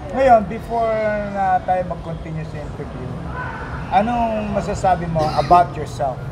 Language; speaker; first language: Filipino; native; Filipino